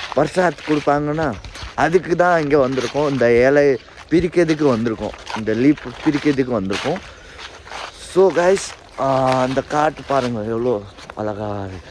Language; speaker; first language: Tamil; non-native, learner; Nepali